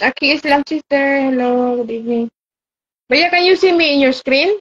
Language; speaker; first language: English; non-native, learner; Bangla